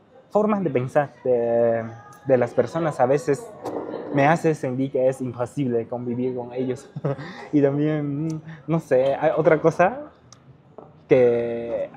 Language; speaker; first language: Spanish; non-native, fluent; Chinese